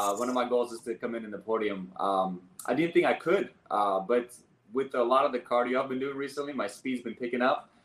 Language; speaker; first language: English; early bilingual, other home language; Armenian